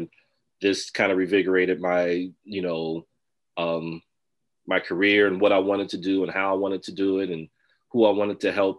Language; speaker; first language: English; native; English